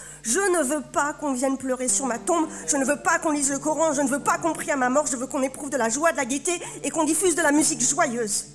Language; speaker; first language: French; native; French